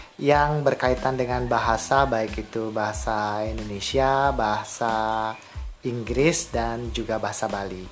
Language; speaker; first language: Indonesian; non-native, local second language; Balinese